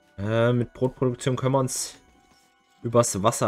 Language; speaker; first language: German; native; German